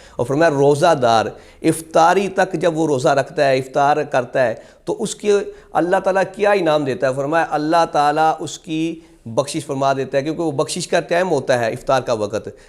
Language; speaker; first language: Urdu; non-native, local second language; Punjabi